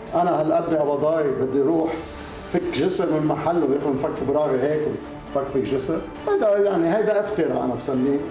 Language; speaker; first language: Arabic; native; Arabic